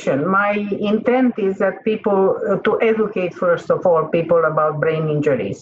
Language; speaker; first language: English; non-native, fluent; Hungarian